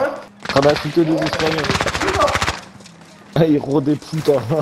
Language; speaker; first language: French; native; French